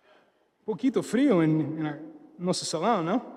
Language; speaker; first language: Portuguese; non-native, fluent; English